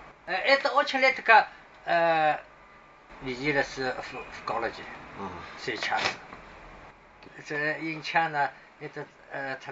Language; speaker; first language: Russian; non-native, learner; Chinese